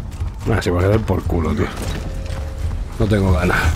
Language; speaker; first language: Spanish; native; Spanish